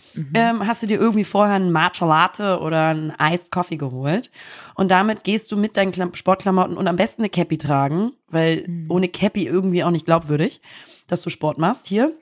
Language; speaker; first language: German; native; German